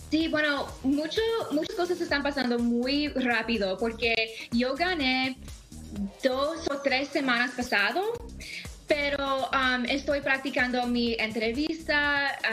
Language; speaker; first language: Spanish; early bilingual, other home language; English